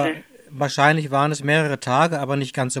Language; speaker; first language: German; native; German